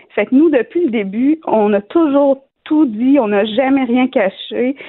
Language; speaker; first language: French; native; French